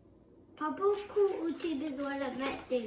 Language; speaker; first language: French; non-native, local second language; English